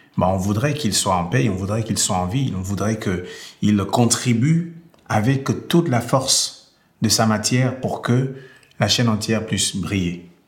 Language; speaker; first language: French; non-native, local second language; Basaa